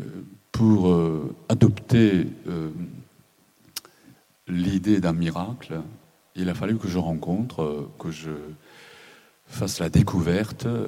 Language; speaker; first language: French; non-native, fluent; Japanese